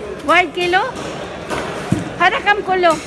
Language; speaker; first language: Arabic; non-native, learner; Filipino